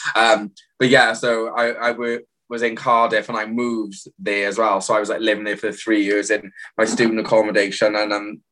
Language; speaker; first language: English; native; English